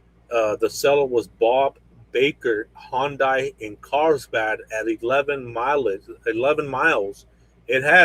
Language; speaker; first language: English; native; English